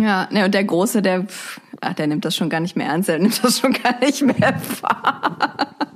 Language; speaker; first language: German; native; German